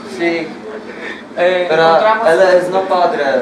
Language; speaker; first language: Spanish; non-native, learner; Polish